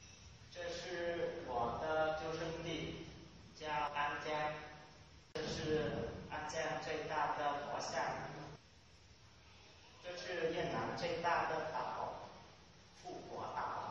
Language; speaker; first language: Chinese; non-native, learner; Vietnamese